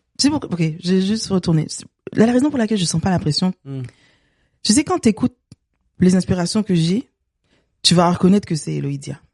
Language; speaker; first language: French; early bilingual, other home language; Haitian Creole